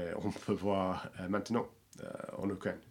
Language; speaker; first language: French; non-native, fluent; English